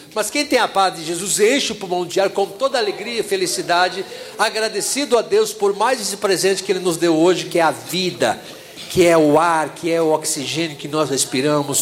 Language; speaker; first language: Portuguese; native; Portuguese